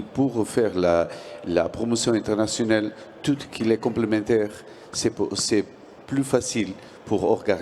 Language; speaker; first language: French; non-native, learner; Portuguese